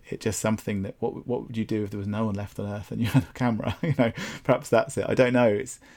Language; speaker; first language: English; native; English